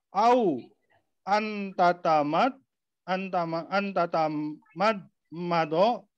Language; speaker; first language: Arabic; non-native, learner; Indonesian